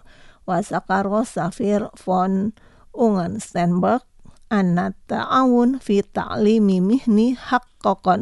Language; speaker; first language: Arabic; non-native, fluent; Indonesian